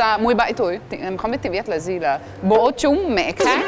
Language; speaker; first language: Vietnamese; non-native, fluent; French